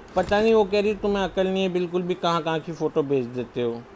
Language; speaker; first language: Hindi; native; Hindi